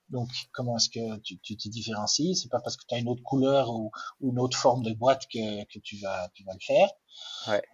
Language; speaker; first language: French; non-native, local second language; Dutch